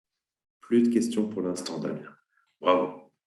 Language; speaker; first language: French; native; French